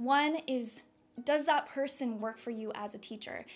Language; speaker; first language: English; native; English